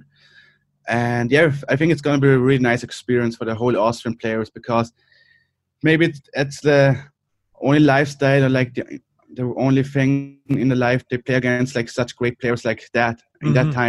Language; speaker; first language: English; non-native, fluent; German